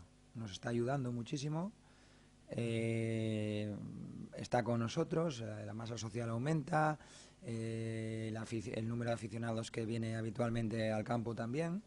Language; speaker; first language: Spanish; native; Spanish